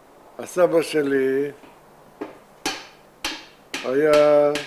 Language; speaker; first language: Hebrew; non-native, fluent; Russian